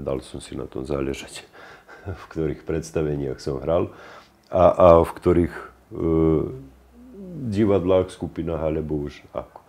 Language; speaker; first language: Slovak; native; Slovak